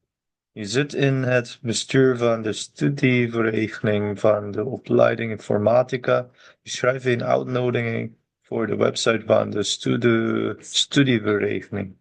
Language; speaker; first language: Dutch; non-native, learner; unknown